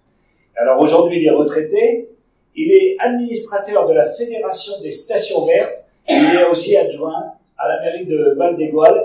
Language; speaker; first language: French; native; French